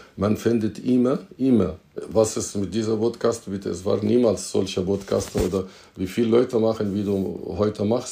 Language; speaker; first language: German; non-native, fluent; Arabic